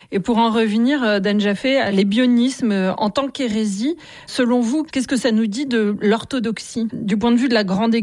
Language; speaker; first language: French; native; French